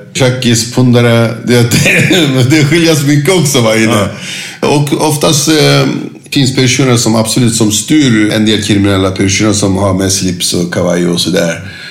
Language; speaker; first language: Swedish; non-native, fluent; Turkish